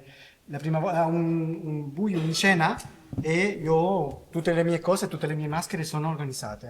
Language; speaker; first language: Italian; non-native, learner; Spanish